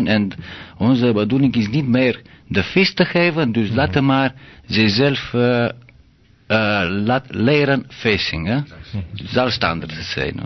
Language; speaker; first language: Dutch; non-native, learner; Romanian